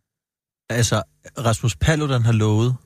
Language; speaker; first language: Danish; native; Danish